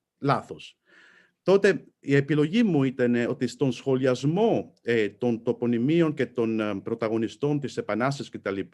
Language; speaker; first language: Greek; non-native, fluent; Italian